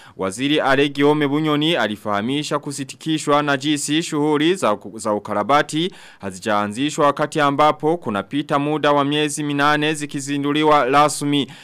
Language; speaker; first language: Swahili; non-native, local second language; Rundi